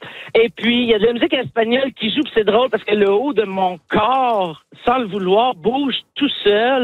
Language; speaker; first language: French; native; French